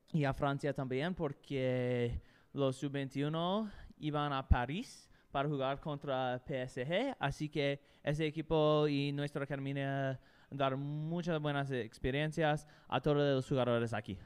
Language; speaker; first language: Spanish; non-native, learner; English